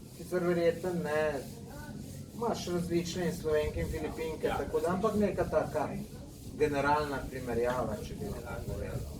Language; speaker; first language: Slovenian; native; Slovenian